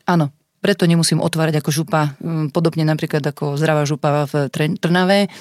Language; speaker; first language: Slovak; native; Slovak